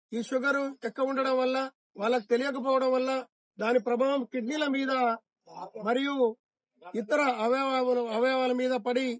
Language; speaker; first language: Telugu; non-native, local second language; Lambadi